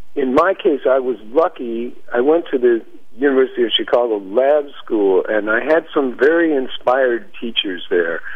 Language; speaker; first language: English; native; English